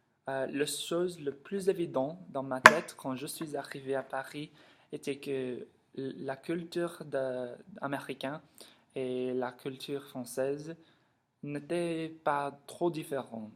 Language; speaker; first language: French; non-native, learner; English